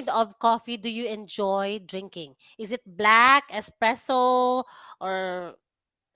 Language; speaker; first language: English; non-native, fluent; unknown